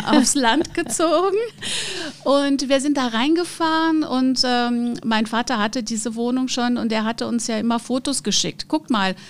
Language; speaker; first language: German; non-native, fluent; Portuguese